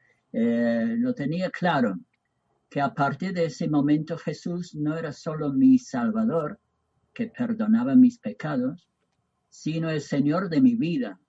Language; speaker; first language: Spanish; non-native, fluent; English